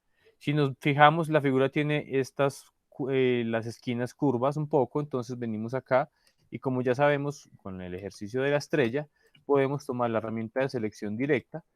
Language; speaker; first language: Spanish; native; Spanish